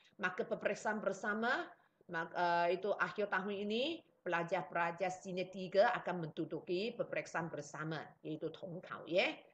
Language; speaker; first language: Malay; non-native, local second language; Chinese